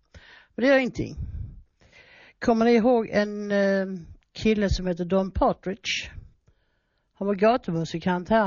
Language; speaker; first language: Swedish; native; Swedish